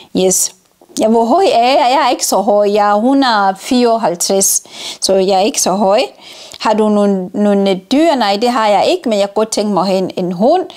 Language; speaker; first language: Danish; non-native, fluent; Ganda